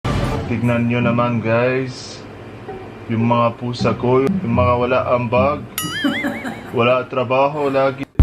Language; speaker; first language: Filipino; non-native, learner; Arabic